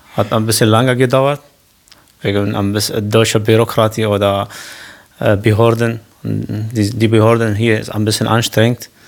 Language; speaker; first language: German; non-native, learner; Kurdish